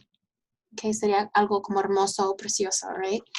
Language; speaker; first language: Spanish; early bilingual, heritage; Spanish